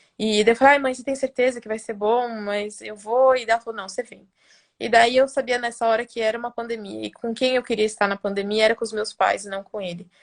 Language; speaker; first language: Portuguese; native; Portuguese